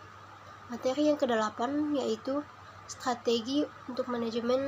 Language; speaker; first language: Indonesian; native; Indonesian